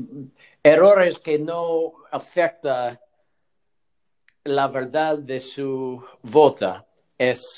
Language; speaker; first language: Spanish; non-native, learner; English